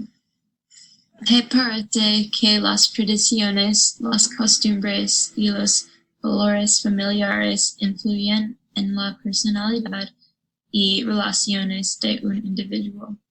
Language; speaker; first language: Spanish; non-native, learner; English